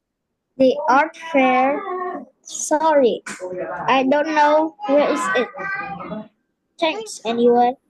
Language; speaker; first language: English; non-native, learner; Vietnamese